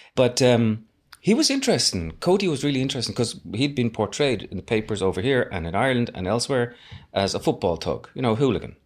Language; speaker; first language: English; native; English